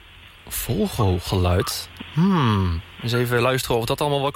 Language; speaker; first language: Dutch; native; Dutch